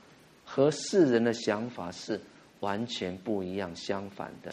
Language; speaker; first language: Chinese; native; Chinese